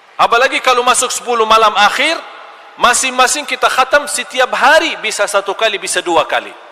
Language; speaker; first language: Malay; non-native, fluent; Arabic